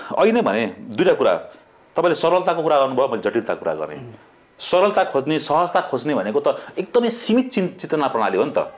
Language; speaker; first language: Nepali; native; Nepali